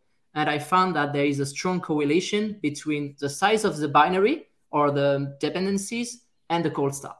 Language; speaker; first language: English; non-native, fluent; French